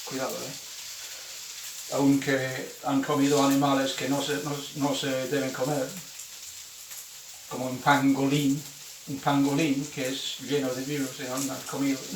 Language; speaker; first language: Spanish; non-native, fluent; English